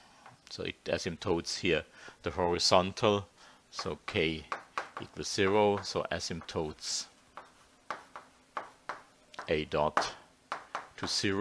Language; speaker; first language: English; non-native, fluent; German